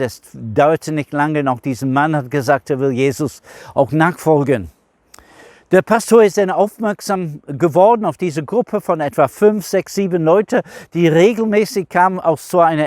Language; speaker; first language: German; non-native, fluent; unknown